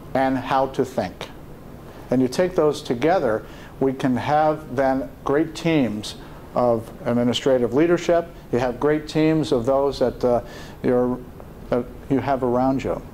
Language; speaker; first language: English; native; English